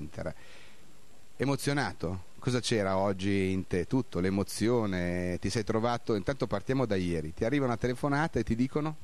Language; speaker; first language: Italian; native; Italian